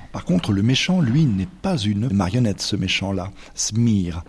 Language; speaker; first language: French; native; French